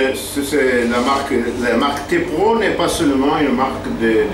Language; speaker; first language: French; non-native, fluent; Portuguese